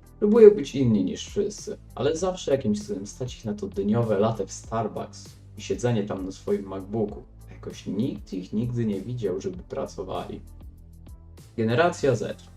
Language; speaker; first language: Polish; native; Polish